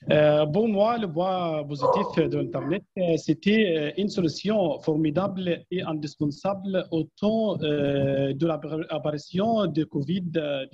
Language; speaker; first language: French; non-native, fluent; Arabic